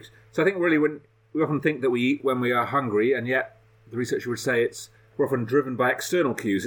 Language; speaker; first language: English; native; English